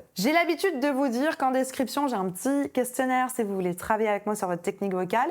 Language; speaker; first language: French; native; French